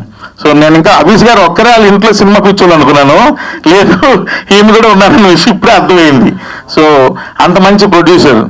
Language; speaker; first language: Telugu; native; Telugu